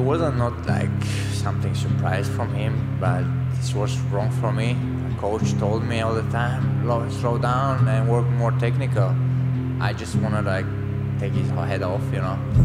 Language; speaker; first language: English; non-native, learner; Chechen